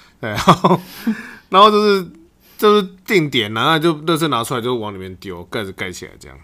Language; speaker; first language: Chinese; native; Chinese